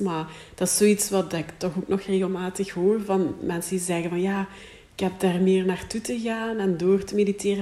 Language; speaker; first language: Dutch; native; Dutch